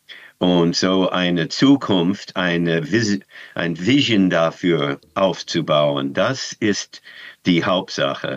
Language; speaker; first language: German; non-native, fluent; English